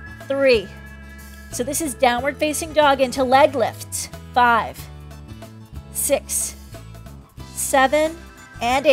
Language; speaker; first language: English; native; English